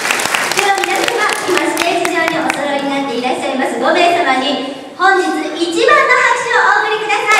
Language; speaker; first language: Japanese; native; Japanese